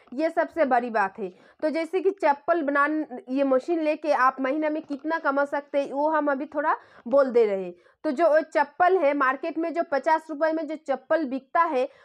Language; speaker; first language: Hindi; non-native, local second language; Bangla